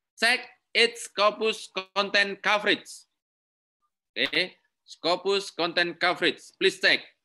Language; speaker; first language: English; non-native, learner; Indonesian